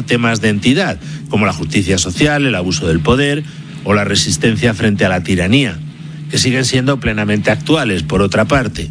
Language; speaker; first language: Spanish; native; Spanish